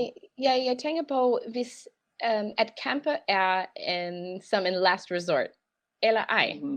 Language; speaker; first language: Danish; non-native, learner; English